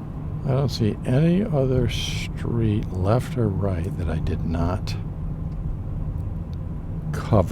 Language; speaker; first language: English; native; English